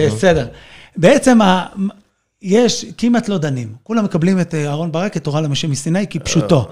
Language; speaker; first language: Hebrew; native; Hebrew